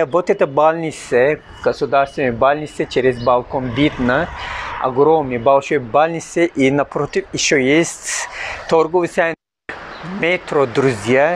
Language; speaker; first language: Russian; non-native, learner; Turkish